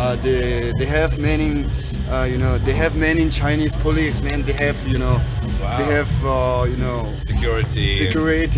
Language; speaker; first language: English; non-native, learner; Tibetan